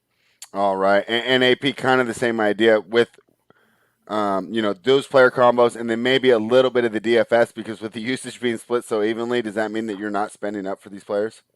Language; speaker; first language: English; native; English